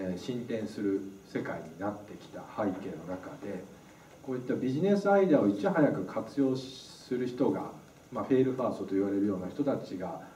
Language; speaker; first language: Japanese; native; Japanese